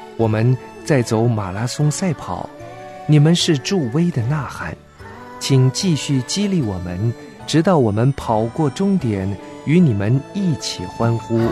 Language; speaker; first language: Chinese; non-native, local second language; Cantonese